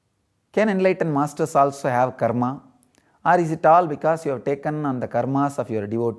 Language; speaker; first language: English; non-native, local second language; Tamil